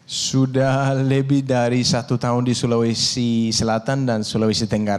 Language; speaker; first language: Indonesian; non-native, learner; Danish